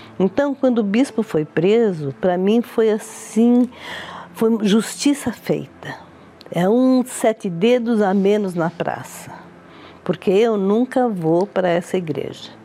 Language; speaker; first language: Portuguese; early bilingual, other home language; Italian